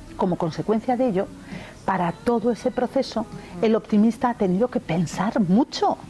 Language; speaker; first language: Spanish; early bilingual, other home language; English